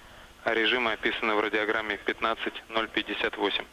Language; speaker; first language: Russian; native; Russian